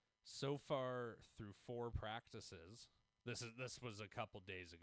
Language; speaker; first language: English; native; English